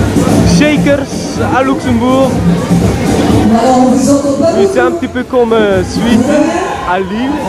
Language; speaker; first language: French; non-native, learner; Dutch